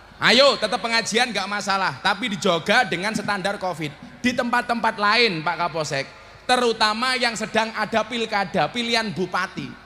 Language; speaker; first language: Indonesian; non-native, local second language; Javanese